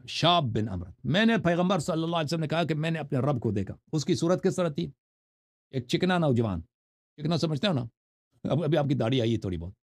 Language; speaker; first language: Urdu; non-native, fluent; Persian